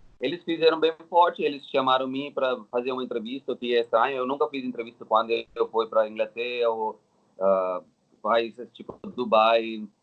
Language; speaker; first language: Portuguese; non-native, learner; Telugu